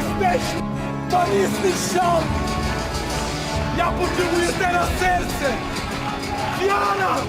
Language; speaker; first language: Polish; non-native, fluent; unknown